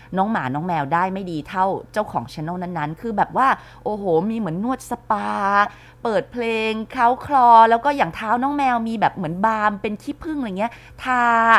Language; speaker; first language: Thai; native; Thai